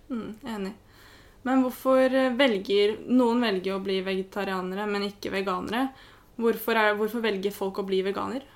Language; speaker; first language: Norwegian; native; Norwegian